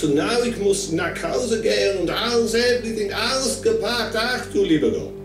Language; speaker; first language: German; non-native, learner; English